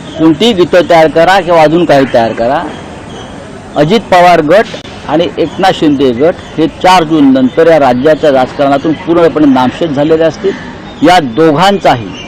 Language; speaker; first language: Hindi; non-native, local second language; Marathi